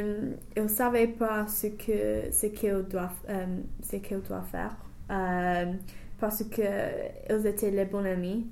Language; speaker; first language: French; non-native, learner; English